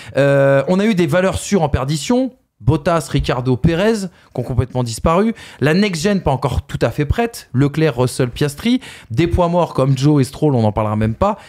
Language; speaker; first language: French; native; French